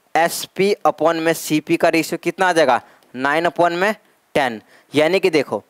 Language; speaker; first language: Hindi; native; Hindi